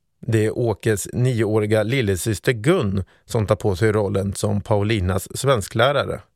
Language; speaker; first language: Swedish; native; Swedish